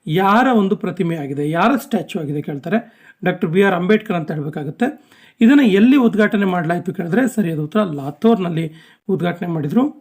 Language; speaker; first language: Kannada; native; Kannada